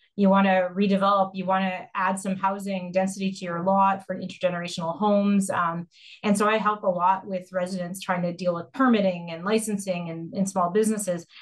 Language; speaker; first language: English; native; English